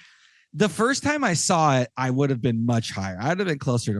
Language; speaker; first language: English; native; English